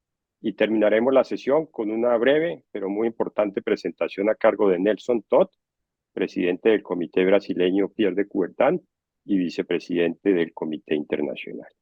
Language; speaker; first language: Spanish; native; Spanish